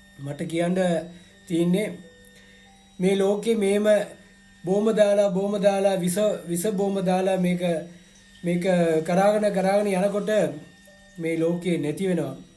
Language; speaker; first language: Sinhala; non-native, local second language; Tamil